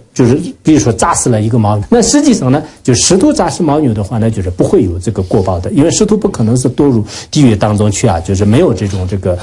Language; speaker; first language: Chinese; non-native, local second language; Tibetan